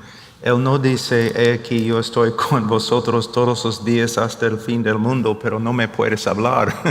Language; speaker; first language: Spanish; non-native, fluent; English